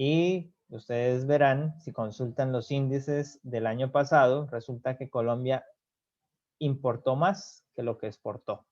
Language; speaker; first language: Spanish; native; Spanish